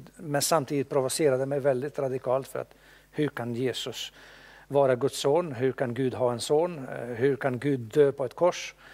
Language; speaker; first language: Swedish; non-native, fluent; Bosnian